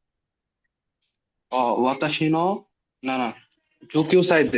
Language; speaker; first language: Japanese; non-native, learner; Bangla